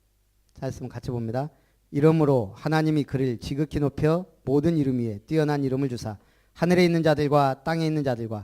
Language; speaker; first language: Korean; native; Korean